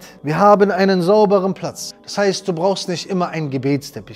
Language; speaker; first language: German; native; German